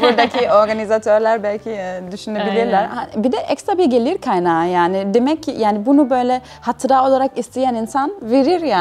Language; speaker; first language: Turkish; non-native, fluent; German